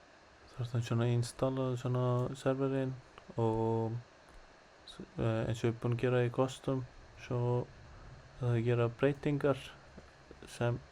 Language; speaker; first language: Icelandic; non-native, learner; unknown